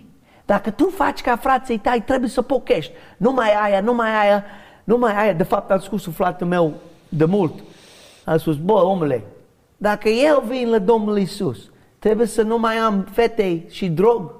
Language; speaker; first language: Romanian; non-native, learner; English